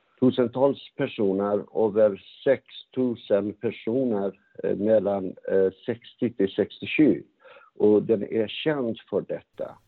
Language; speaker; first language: Swedish; non-native, fluent; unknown